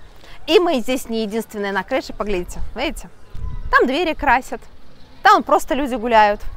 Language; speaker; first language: Russian; native; Russian